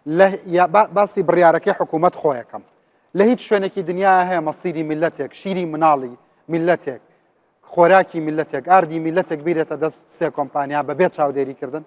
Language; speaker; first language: Central Kurdish; native; Central Kurdish